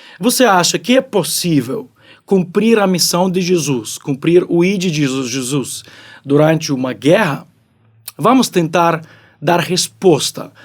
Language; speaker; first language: Portuguese; non-native, fluent; Ukrainian